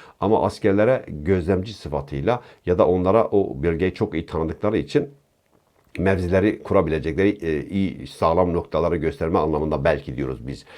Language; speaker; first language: Turkish; non-native, local second language; Kurdish